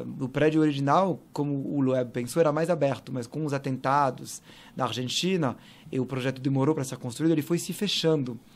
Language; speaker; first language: Portuguese; non-native, fluent; French